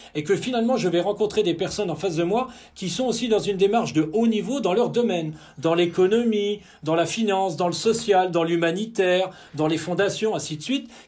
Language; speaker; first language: French; native; French